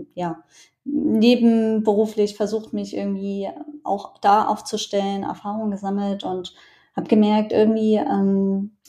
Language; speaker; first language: German; native; German